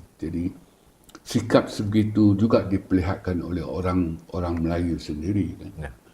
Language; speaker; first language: Malay; non-native, local second language; Chinese